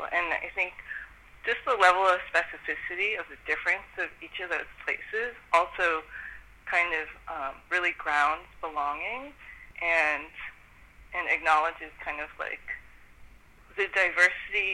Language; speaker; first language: English; native; English